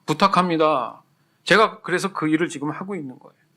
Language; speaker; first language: Korean; native; Korean